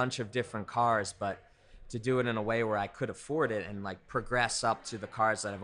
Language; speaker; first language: English; native; English